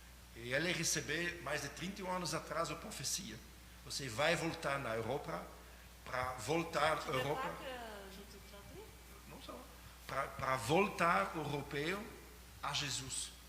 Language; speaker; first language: Portuguese; non-native, learner; French